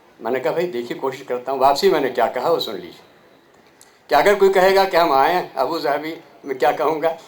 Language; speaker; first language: Urdu; native; Urdu